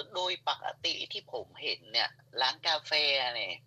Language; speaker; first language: Thai; non-native, fluent; Vietnamese